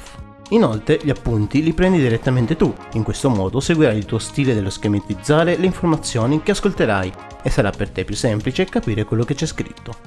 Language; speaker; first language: Italian; native; Italian